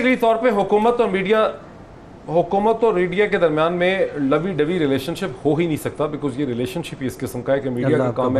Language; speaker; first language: Urdu; native; Urdu